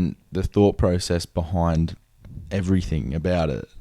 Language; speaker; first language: English; native; English